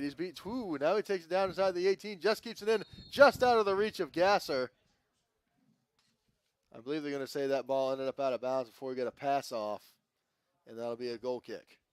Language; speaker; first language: English; native; English